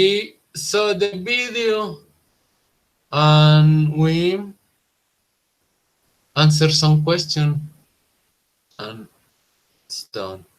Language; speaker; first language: English; non-native, learner; Spanish